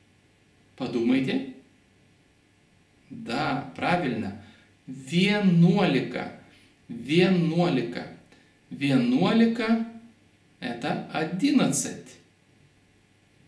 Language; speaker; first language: Russian; non-native, fluent; Lithuanian